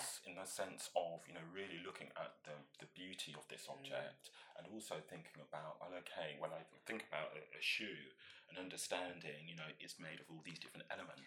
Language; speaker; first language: English; native; English